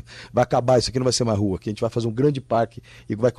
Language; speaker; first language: Portuguese; native; Portuguese